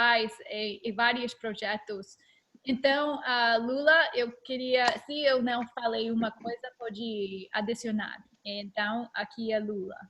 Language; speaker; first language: Portuguese; non-native, learner; English